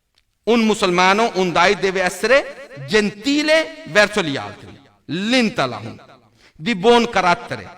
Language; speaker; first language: Italian; non-native, learner; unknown